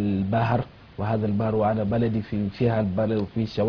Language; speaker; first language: Arabic; non-native, fluent; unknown